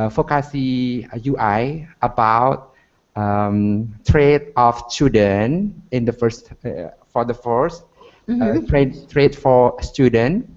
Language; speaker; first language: English; non-native, learner; Indonesian